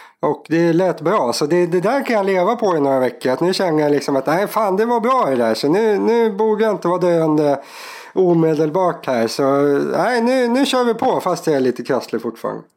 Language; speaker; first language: Swedish; native; Swedish